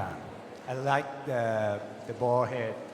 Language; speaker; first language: English; non-native, learner; Thai